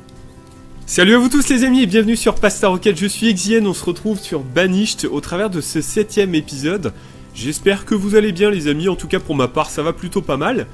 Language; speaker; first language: French; native; French